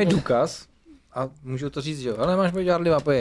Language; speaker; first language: Czech; native; Czech